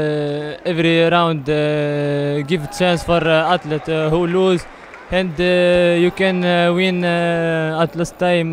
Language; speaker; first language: English; non-native, learner; Arabic